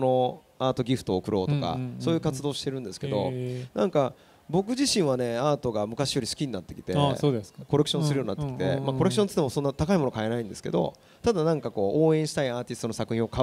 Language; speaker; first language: Japanese; native; Japanese